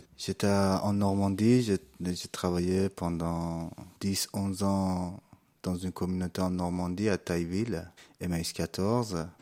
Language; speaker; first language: French; non-native, fluent; Persian